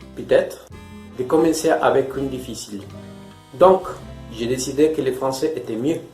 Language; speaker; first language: French; non-native, fluent; Spanish